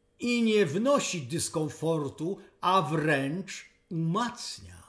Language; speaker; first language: Polish; native; Polish